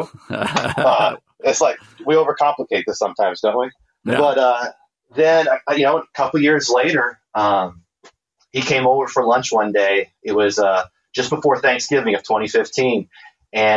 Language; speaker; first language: English; native; English